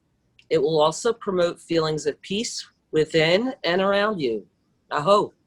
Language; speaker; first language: English; native; English